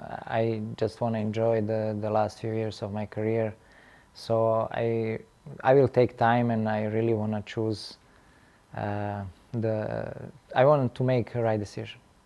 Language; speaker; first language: English; non-native, fluent; Serbian